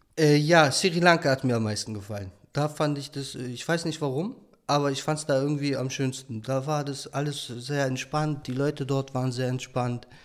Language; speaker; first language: German; early bilingual, other home language; Polish